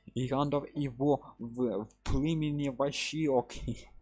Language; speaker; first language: Russian; non-native, local second language; Ukrainian